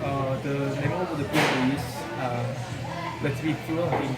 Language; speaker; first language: English; non-native, learner; Korean